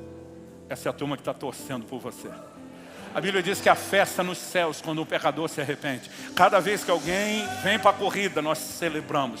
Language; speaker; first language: Portuguese; native; Portuguese